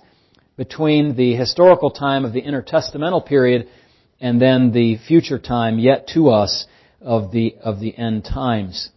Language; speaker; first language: English; native; English